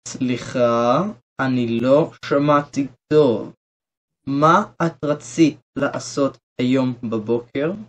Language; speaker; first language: Hebrew; non-native, learner; Turkish